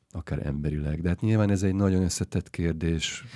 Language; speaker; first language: Hungarian; native; Hungarian